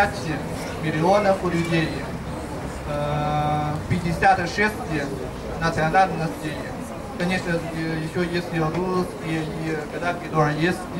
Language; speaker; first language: Russian; non-native, fluent; Chinese